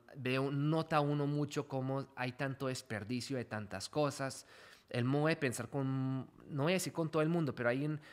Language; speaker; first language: Spanish; early bilingual, heritage; Spanish